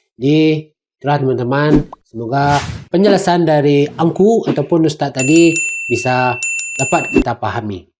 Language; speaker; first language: Malay; non-native, local second language; Minangkabau